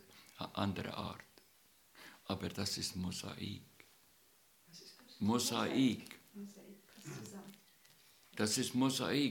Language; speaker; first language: German; non-native, learner; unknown